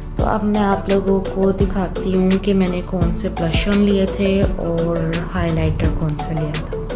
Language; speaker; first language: Urdu; native; Urdu